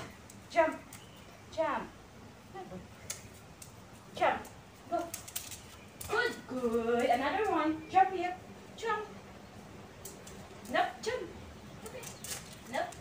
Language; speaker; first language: English; non-native, local second language; Filipino